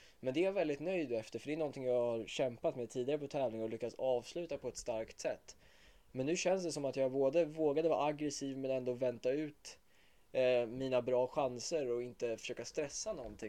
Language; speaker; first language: Swedish; native; Swedish